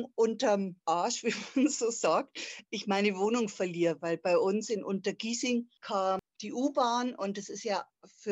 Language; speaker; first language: German; native; German